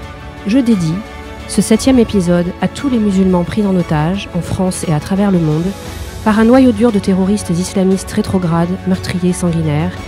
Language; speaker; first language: French; native; French